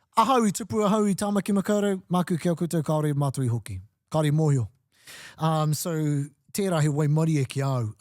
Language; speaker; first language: Māori; non-native, local second language; English